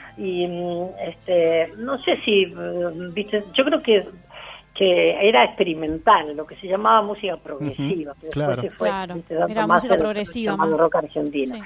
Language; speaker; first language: Spanish; native; Spanish